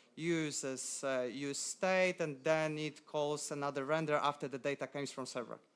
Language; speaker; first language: English; non-native, fluent; Polish